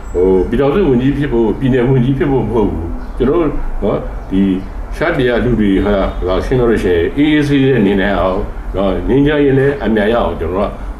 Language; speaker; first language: Burmese; non-native, local second language; Shan